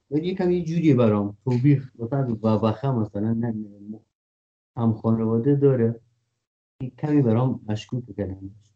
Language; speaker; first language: Persian; non-native, local second language; Kurdish